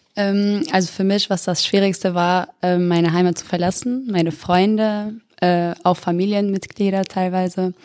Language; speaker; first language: German; non-native, fluent; Albanian